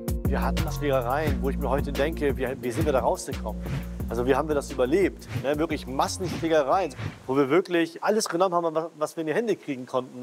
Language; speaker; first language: German; early bilingual, other home language; Urdu